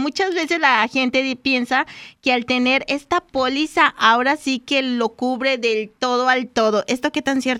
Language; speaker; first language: Spanish; native; Spanish